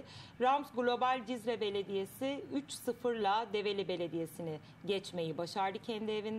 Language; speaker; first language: Turkish; native; Turkish